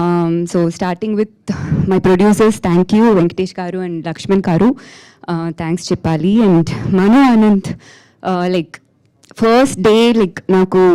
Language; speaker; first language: Telugu; non-native, fluent; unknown